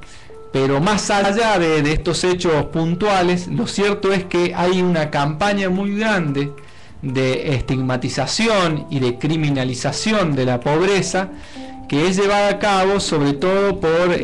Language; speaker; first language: Spanish; native; Spanish